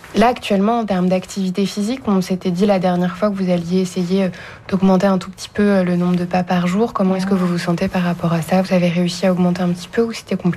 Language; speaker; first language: French; native; French